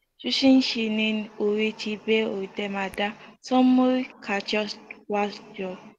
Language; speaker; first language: Korean; non-native, learner; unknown